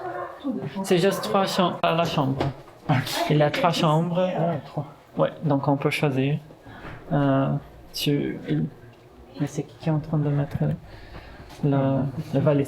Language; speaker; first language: French; non-native, fluent; Portuguese